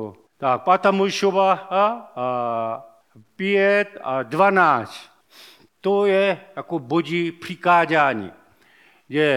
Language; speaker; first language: Czech; non-native, learner; Korean